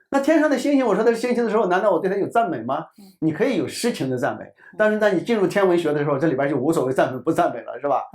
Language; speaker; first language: Chinese; native; Chinese